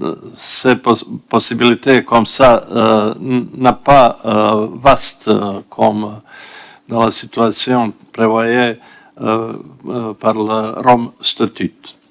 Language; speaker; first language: French; non-native, learner; Bosnian